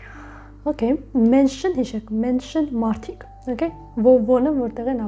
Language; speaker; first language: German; non-native, fluent; Armenian